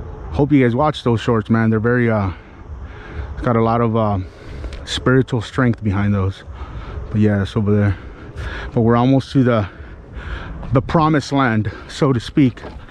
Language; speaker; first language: English; native; English